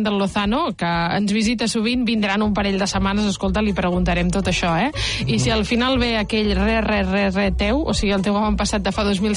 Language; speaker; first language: Catalan; native; Catalan